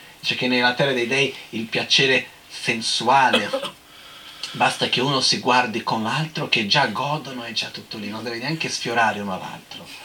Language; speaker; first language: Italian; non-native, fluent; Portuguese